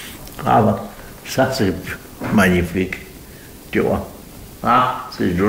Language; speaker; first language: French; non-native, fluent; Chinese